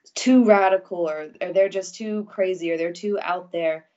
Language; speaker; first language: English; early bilingual, other home language; Russian